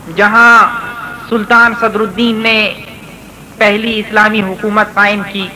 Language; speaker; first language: Urdu; native; Urdu